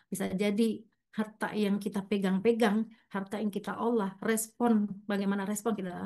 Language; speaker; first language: Indonesian; native; Indonesian